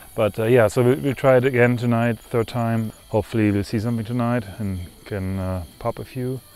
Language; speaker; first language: English; native; English